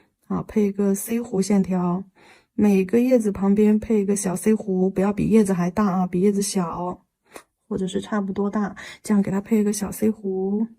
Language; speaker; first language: Chinese; native; Chinese